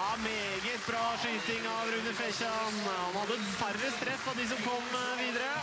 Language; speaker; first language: Norwegian; native; Norwegian